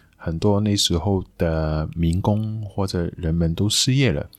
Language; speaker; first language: Chinese; non-native, local second language; Cantonese